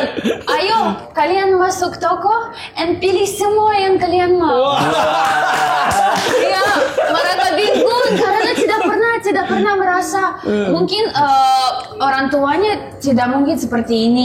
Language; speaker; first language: Indonesian; non-native, learner; Russian